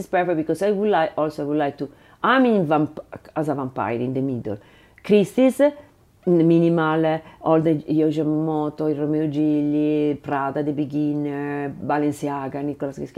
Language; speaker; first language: English; non-native, learner; Italian